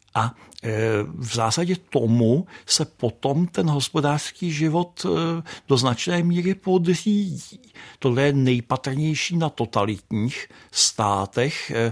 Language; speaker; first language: Czech; native; Czech